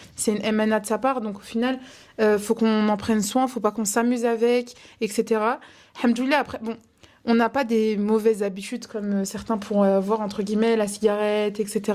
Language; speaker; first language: French; native; French